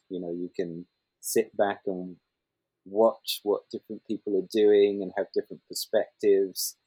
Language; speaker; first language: English; native; English